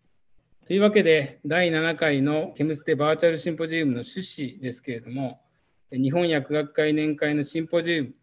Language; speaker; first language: Japanese; native; Japanese